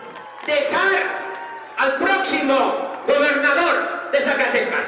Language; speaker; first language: Spanish; native; Spanish